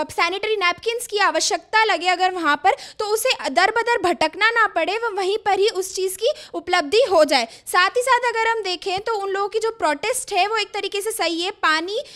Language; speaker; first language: Hindi; native; Hindi